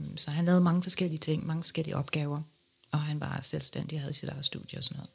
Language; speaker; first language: Danish; early bilingual, other home language; English